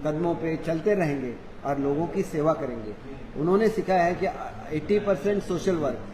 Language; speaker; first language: Hindi; non-native, local second language; Marathi